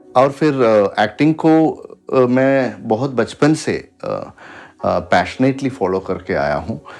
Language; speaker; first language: Hindi; non-native, local second language; Malayalam